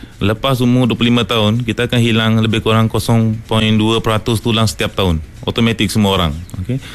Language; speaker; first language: Malay; non-native, local second language; Punjabi